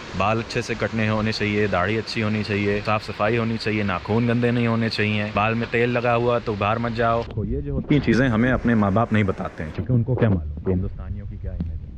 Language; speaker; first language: Hindi; native; Hindi